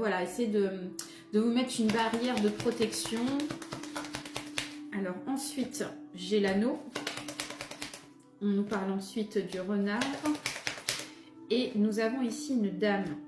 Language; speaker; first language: French; native; French